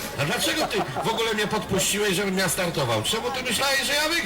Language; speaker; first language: Polish; native; Polish